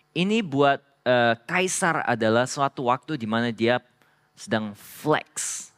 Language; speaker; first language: Indonesian; non-native, fluent; Korean